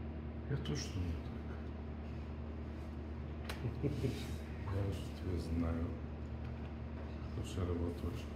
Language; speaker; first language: Russian; non-native, learner; Bulgarian